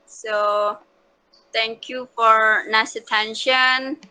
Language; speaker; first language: English; non-native, learner; Indonesian